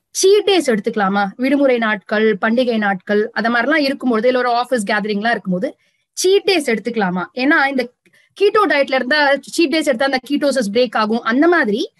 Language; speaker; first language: Tamil; native; Tamil